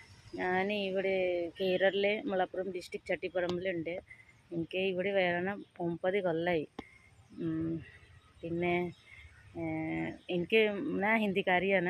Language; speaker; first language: Malayalam; non-native, learner; Hindi